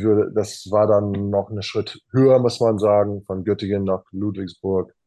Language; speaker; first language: German; non-native, fluent; English